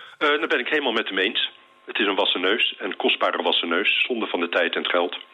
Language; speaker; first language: Dutch; native; Dutch